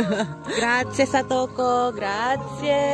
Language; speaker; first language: Italian; non-native, learner; Indonesian